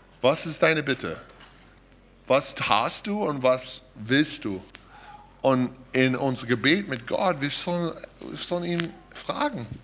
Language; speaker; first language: German; non-native, fluent; English